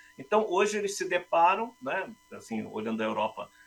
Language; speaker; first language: Portuguese; native; Portuguese